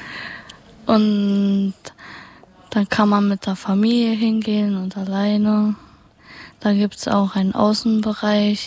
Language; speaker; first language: German; native; German